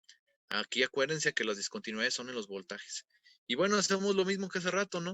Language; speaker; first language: Spanish; native; Spanish